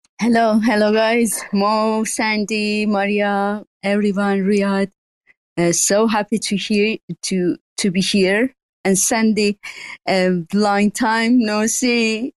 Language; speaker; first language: English; non-native, learner; Persian